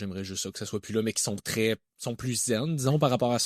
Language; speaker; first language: French; native; French